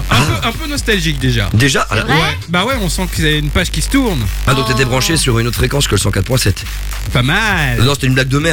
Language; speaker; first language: French; native; French